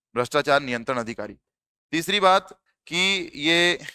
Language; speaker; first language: Hindi; native; Hindi